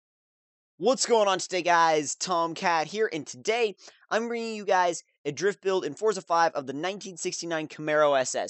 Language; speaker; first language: English; native; English